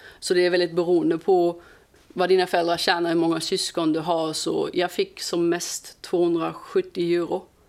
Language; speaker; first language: Swedish; non-native, fluent; German